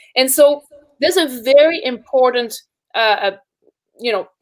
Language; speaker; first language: English; native; English